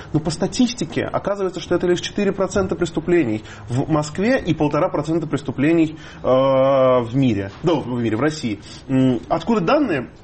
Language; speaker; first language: Russian; native; Russian